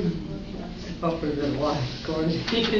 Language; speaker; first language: French; non-native, learner; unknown